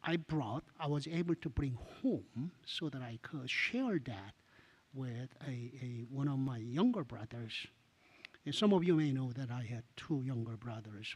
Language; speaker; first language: English; non-native, fluent; Korean